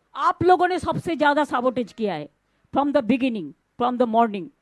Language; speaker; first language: Hindi; non-native, local second language; Bangla